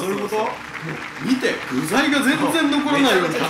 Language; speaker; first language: Japanese; native; Japanese